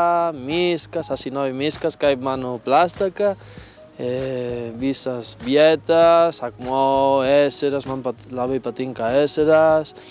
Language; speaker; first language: Lithuanian; non-native, learner; Spanish